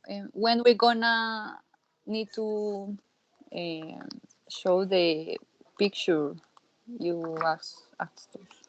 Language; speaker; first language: English; non-native, learner; Spanish